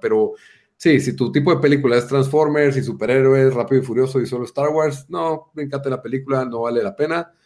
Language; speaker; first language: Spanish; native; Spanish